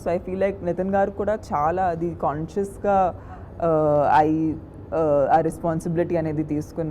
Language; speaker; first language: Telugu; non-native, local second language; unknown